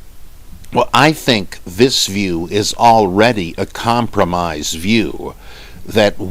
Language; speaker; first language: English; native; English